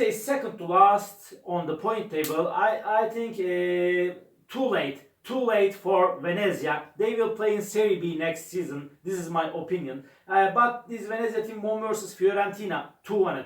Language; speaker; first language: English; non-native, learner; Turkish